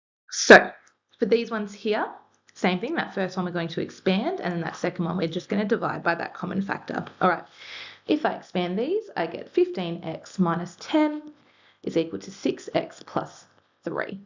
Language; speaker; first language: English; native; English